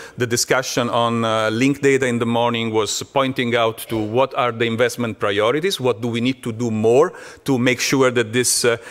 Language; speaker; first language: English; non-native, fluent; Italian